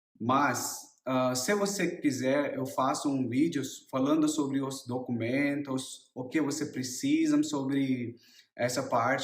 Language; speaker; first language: Portuguese; non-native, learner; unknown